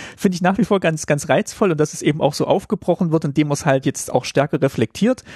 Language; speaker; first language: German; native; German